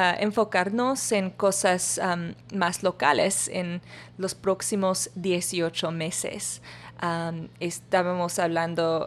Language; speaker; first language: Spanish; non-native, learner; English